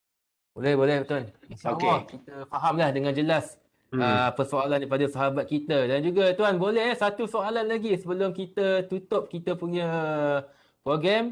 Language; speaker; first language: Malay; native; Malay